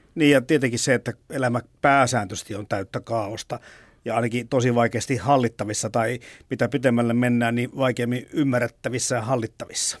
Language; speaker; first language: Finnish; native; Finnish